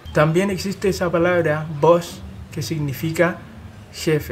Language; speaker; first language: Spanish; non-native, fluent; Haitian Creole